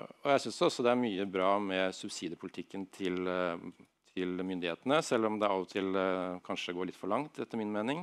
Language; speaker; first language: Norwegian; native; Norwegian